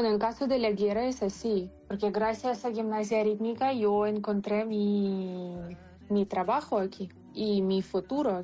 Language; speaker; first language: Spanish; non-native, fluent; Ukrainian